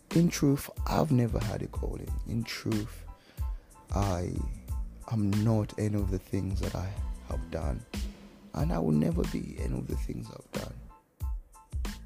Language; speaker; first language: English; non-native, local second language; Nyanja